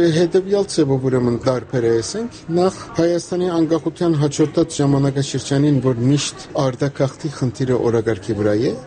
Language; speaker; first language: Armenian; native; Armenian